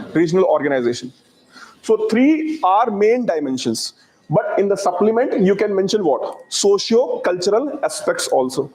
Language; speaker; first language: English; non-native, local second language; Hindi